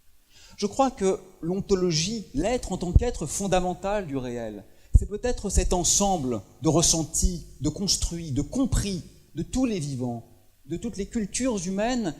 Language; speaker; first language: French; native; French